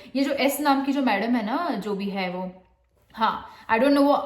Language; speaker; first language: Hindi; non-native, local second language; Marathi